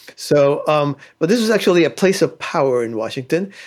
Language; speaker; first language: English; early bilingual, other home language; Spanish